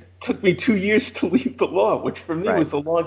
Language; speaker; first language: English; native; English